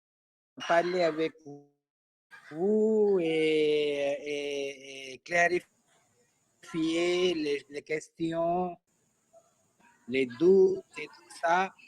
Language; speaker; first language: French; non-native, learner; Hindi